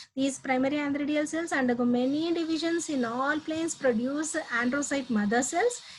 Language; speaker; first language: English; non-native, local second language; Telugu